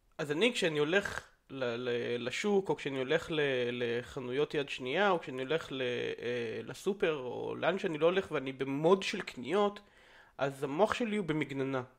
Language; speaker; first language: Hebrew; native; Hebrew